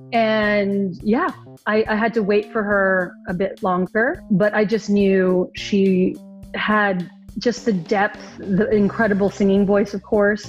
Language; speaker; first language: English; native; English